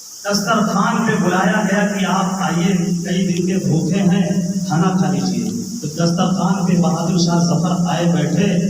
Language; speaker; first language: Urdu; native; Urdu